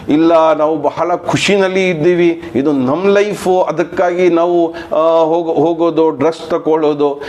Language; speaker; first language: Kannada; non-native, local second language; Urdu